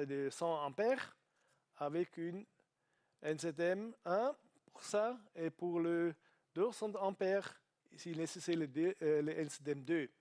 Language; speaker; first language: French; non-native, learner; Italian